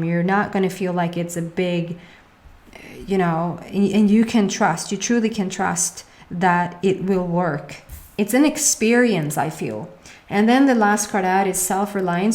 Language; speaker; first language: English; non-native, fluent; Swedish